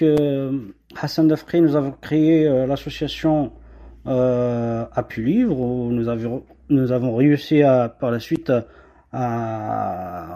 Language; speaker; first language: French; non-native, local second language; Kabyle